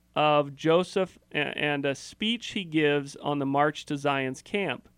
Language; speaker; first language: English; native; English